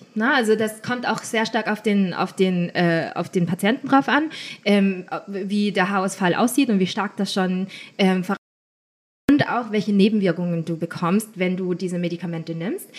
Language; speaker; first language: German; native; German